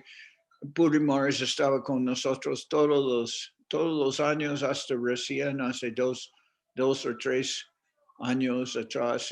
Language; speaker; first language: Spanish; non-native, fluent; English